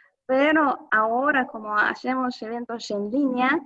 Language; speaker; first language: Spanish; non-native, fluent; Russian